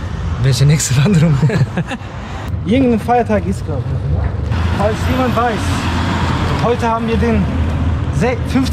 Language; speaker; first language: German; native; German